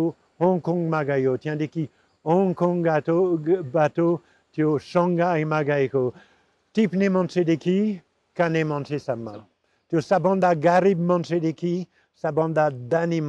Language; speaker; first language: Nepali; non-native, learner; French